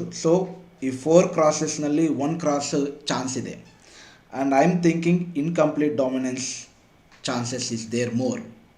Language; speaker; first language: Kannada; non-native, fluent; Telugu